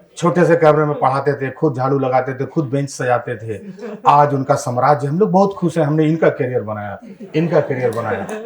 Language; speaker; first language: Hindi; native; Hindi